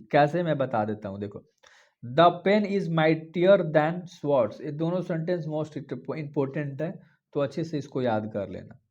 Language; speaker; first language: Hindi; native; Hindi